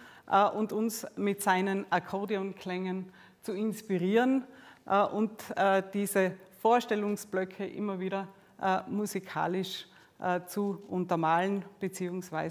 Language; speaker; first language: German; native; German